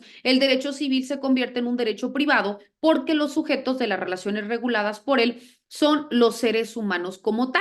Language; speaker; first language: Spanish; native; Spanish